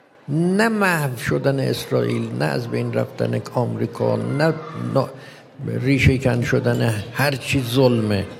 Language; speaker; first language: Persian; native; Persian